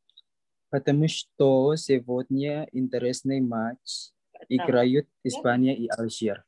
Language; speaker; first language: Russian; non-native, learner; Indonesian